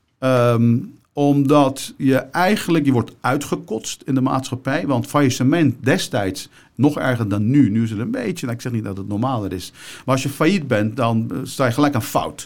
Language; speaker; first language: Dutch; early bilingual, other home language; Turkish